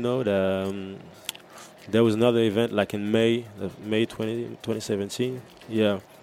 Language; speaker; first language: English; non-native, fluent; French